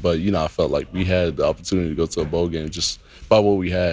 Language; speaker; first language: English; native; English